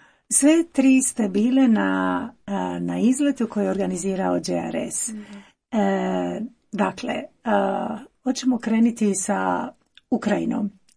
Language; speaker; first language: Croatian; native; Croatian